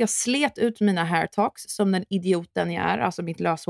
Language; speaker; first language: Swedish; native; Swedish